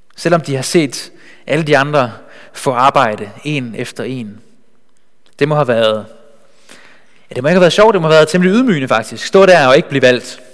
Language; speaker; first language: Danish; native; Danish